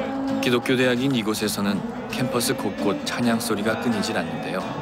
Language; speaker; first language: Korean; native; Korean